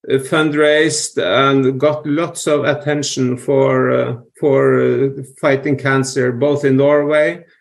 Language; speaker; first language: English; non-native, fluent; Norwegian